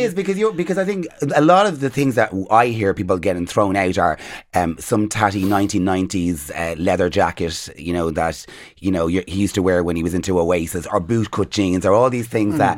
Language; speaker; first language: English; native; English